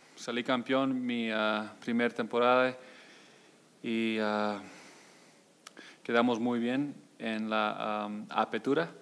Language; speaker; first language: Spanish; early bilingual, heritage; Spanish